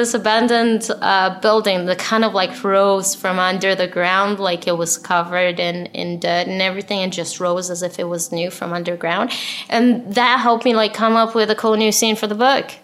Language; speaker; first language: English; non-native, fluent; Hebrew